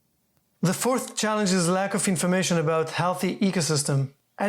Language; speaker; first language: English; non-native, fluent; Hebrew